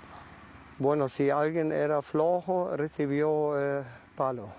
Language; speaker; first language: Spanish; non-native, local second language; German